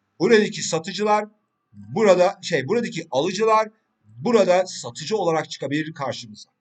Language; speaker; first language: Turkish; early bilingual, heritage; Turkish